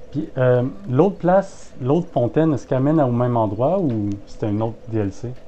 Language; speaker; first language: French; native; French